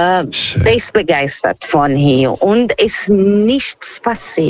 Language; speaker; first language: German; non-native, fluent; Portuguese